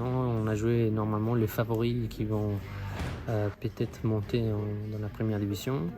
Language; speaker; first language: French; non-native, fluent; Spanish